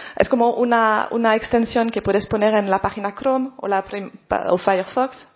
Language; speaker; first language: Spanish; non-native, fluent; French